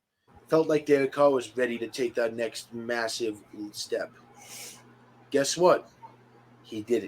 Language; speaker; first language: English; native; English